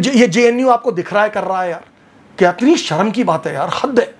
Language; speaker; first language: Hindi; native; Hindi